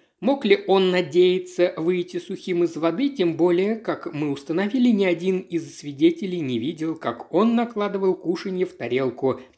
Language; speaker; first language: Russian; native; Russian